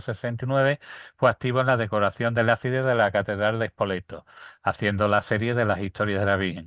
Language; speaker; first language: Spanish; native; Spanish